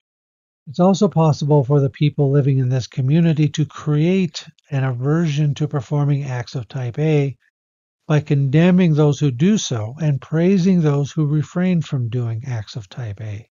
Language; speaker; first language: English; native; English